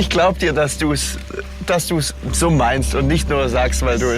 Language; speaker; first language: German; native; German